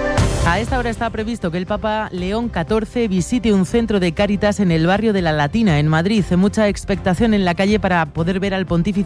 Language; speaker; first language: Spanish; native; Spanish